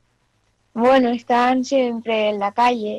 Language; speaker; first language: Catalan; non-native, local second language; Spanish